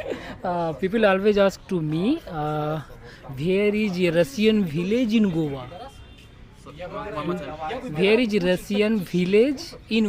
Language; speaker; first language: English; non-native, local second language; Hindi